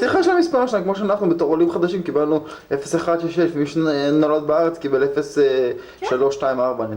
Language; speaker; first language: Hebrew; native; Hebrew